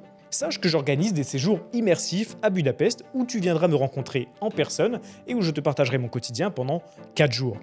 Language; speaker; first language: French; native; French